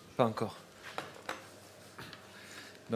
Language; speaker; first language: French; native; French